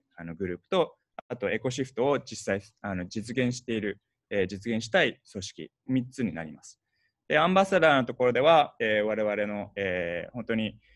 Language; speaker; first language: Japanese; early bilingual, heritage; Japanese